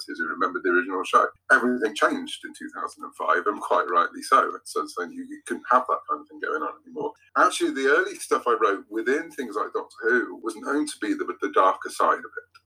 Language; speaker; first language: English; native; English